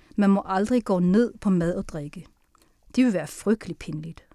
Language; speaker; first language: Danish; early bilingual, other home language; Chinese